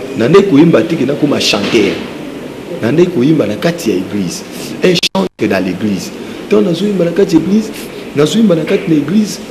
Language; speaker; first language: Lingala; native; Lingala